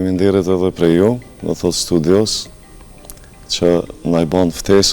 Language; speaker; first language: Albanian; native; Albanian